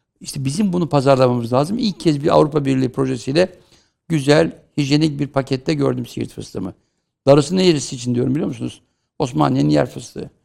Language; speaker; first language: Turkish; native; Turkish